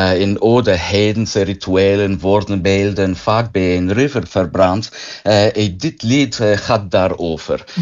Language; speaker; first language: Dutch; non-native, learner; English